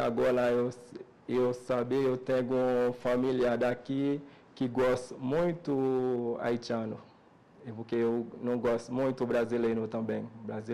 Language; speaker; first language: Portuguese; non-native, learner; Haitian Creole